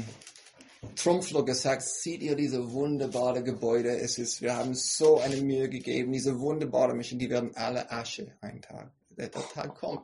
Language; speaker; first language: German; non-native, fluent; English